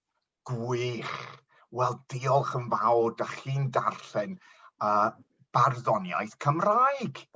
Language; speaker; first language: Welsh; non-native, local second language; English